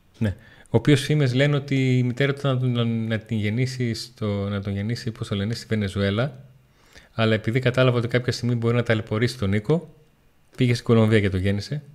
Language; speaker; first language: Greek; native; Greek